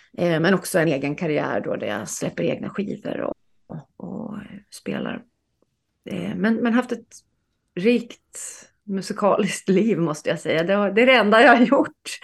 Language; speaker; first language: Swedish; native; Swedish